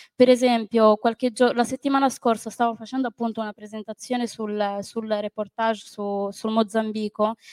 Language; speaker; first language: Italian; early bilingual, other home language; Arabic